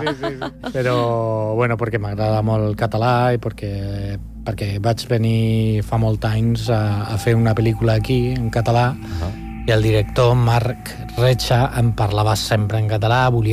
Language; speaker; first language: Catalan; non-native, local second language; Spanish